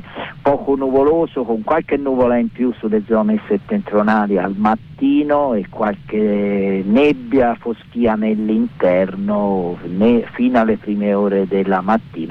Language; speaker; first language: Italian; native; Italian